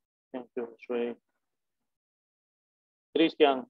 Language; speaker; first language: English; non-native, fluent; Spanish